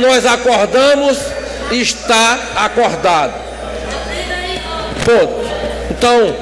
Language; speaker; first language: Portuguese; native; Portuguese